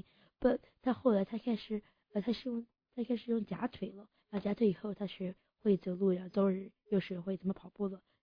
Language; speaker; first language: Chinese; early bilingual, heritage; English